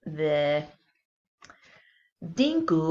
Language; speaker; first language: Albanian; non-native, learner; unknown